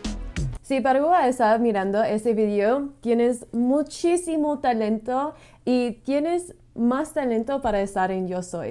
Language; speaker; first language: Spanish; non-native, fluent; English